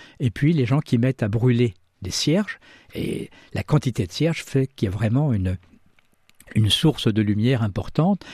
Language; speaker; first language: French; native; French